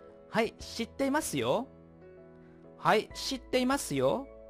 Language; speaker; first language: Japanese; non-native, fluent; Vietnamese